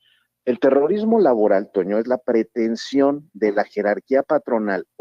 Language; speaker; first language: Spanish; native; Spanish